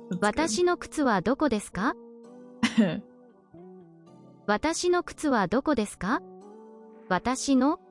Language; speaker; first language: Japanese; non-native, learner; English